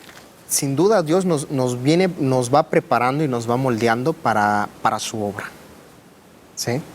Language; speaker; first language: Spanish; native; Spanish